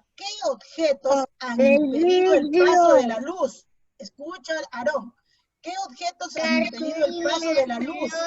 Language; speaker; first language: Spanish; native; Spanish